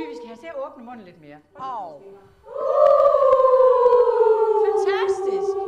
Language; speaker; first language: Danish; non-native, fluent; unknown